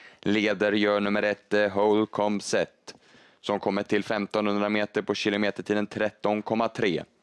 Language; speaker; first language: Swedish; native; Swedish